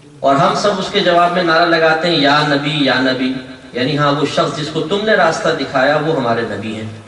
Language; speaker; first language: Urdu; native; Urdu